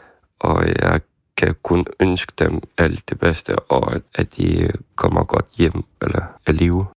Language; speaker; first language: Danish; non-native, fluent; Ukrainian